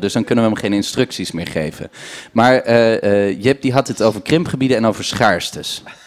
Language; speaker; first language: Dutch; native; Dutch